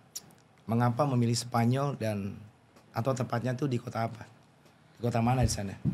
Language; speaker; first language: Indonesian; native; Indonesian